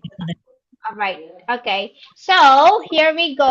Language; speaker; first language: English; non-native, learner; Indonesian